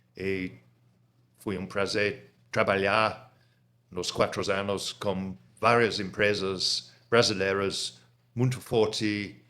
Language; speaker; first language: Portuguese; non-native, fluent; English